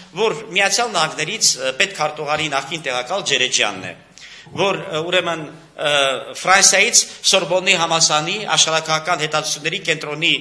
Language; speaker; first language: Armenian; native; Armenian